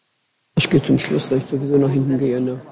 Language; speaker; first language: German; native; German